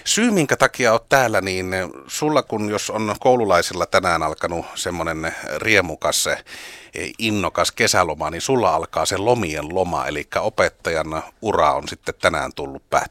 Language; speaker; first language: Finnish; native; Finnish